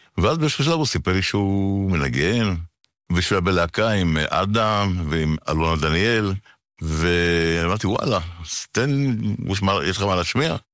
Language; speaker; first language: Hebrew; native; Hebrew